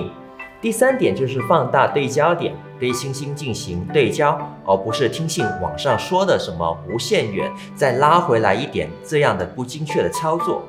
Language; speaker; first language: Chinese; non-native, local second language; Cantonese